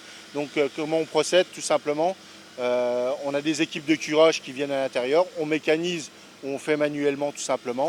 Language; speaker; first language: French; native; French